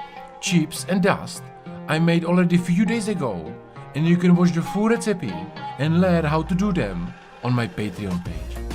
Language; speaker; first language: English; non-native, fluent; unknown